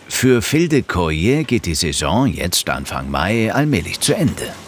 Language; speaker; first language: German; native; German